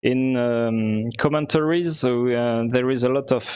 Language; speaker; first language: English; non-native, learner; French